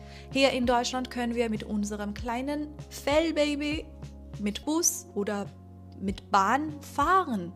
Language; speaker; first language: German; non-native, fluent; Persian